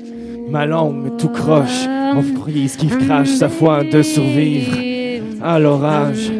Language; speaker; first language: French; native; French